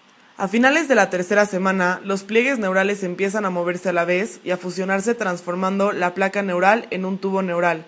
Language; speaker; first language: Spanish; native; Spanish